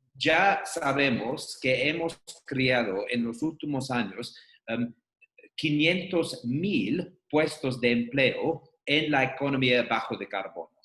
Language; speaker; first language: Spanish; non-native, fluent; English